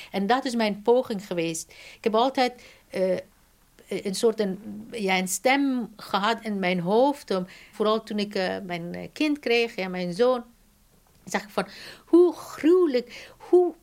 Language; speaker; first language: Dutch; non-native, fluent; Persian